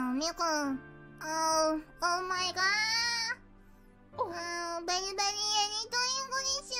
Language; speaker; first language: English; non-native, learner; Japanese